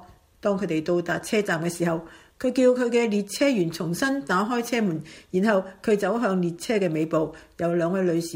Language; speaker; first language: Chinese; non-native, local second language; Cantonese